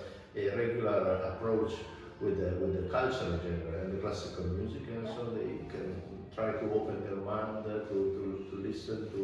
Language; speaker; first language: English; non-native, fluent; Italian